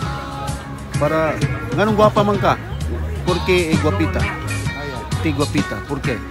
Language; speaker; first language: Spanish; non-native, learner; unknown